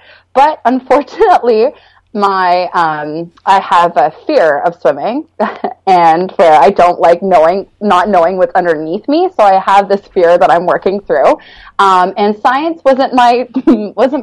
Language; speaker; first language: English; native; English